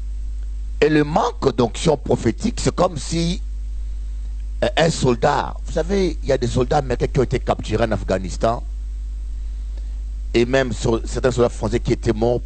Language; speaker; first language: French; non-native, local second language; Lingala